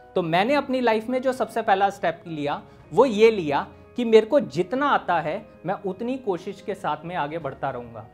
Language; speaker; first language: Hindi; native; Hindi